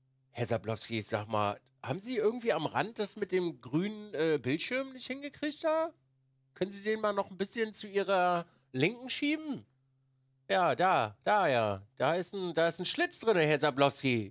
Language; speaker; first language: German; native; German